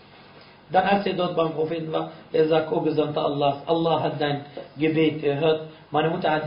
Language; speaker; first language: German; non-native, fluent; Arabic